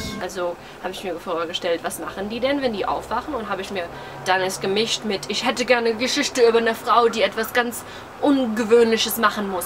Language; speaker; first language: German; early bilingual, heritage; English